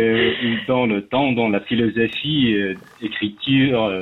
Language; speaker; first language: French; non-native, fluent; Persian